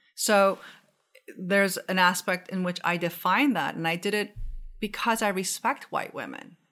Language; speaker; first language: English; non-native, fluent; Korean